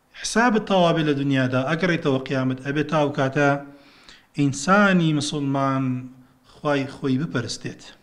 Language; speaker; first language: Central Kurdish; native; Central Kurdish